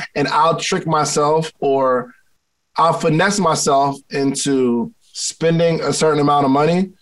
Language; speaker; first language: English; native; English